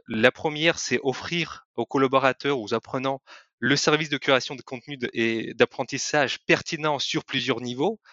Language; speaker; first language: French; non-native, fluent; Russian